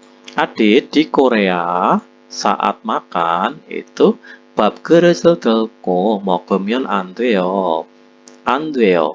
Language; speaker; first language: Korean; non-native, fluent; Indonesian